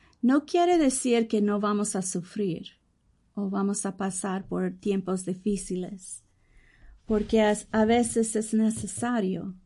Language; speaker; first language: Spanish; early bilingual, heritage; English